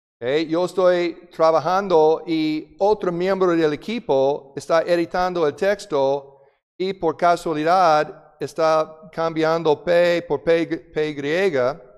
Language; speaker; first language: Spanish; non-native, fluent; English